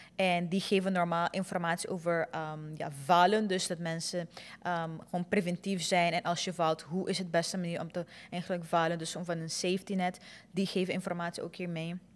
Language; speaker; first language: Dutch; non-native, local second language; Papiamento